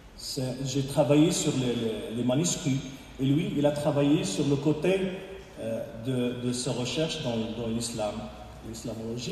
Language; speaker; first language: French; non-native, local second language; Arabic